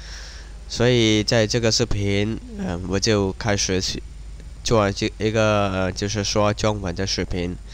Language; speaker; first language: Chinese; non-native, fluent; Khmer